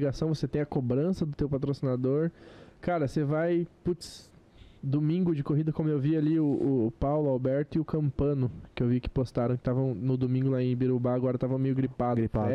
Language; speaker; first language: Portuguese; native; Portuguese